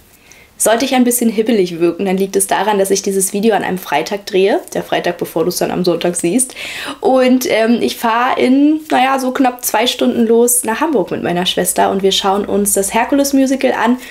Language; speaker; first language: German; native; German